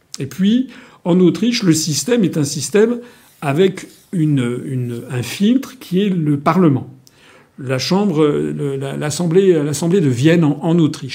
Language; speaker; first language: French; native; French